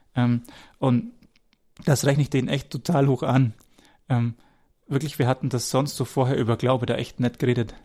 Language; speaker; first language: German; native; German